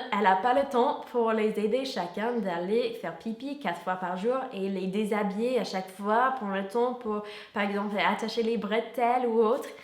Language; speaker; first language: French; non-native, fluent; English